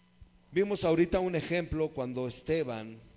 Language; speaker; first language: Spanish; native; Spanish